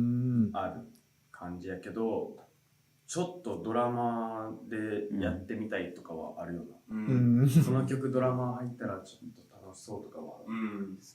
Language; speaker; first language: Japanese; native; Japanese